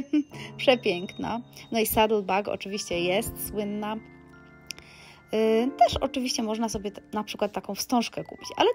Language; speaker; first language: Polish; native; Polish